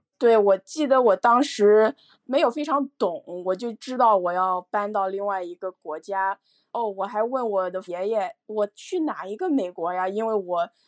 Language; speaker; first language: Chinese; early bilingual, heritage; Chinese